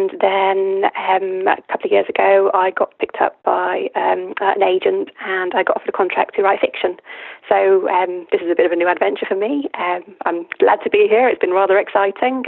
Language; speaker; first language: English; native; English